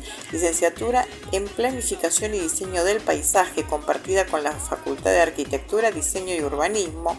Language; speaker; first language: Spanish; native; Spanish